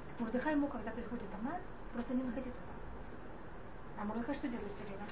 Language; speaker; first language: Russian; non-native, fluent; Hebrew